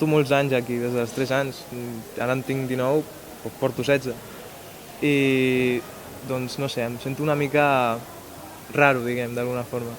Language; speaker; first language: Catalan; early bilingual, other home language; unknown